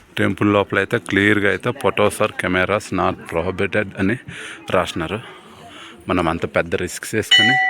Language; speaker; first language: Telugu; non-native, local second language; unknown